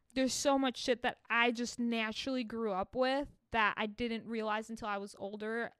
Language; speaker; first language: English; early bilingual, other home language; Spanish